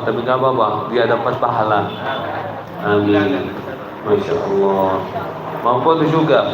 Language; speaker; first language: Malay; non-native, fluent; Arabic